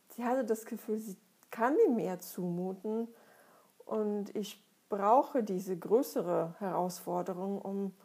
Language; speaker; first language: German; non-native, fluent; Russian